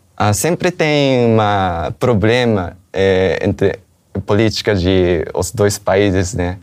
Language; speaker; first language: Portuguese; non-native, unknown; Japanese